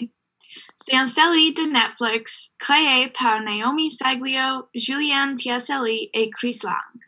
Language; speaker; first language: French; non-native, learner; English